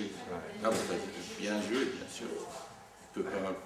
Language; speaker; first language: French; non-native, fluent; English